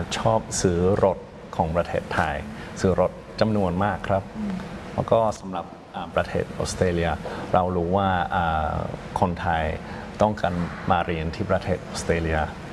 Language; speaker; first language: Thai; non-native, fluent; English